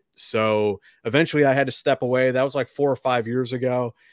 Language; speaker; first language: English; native; English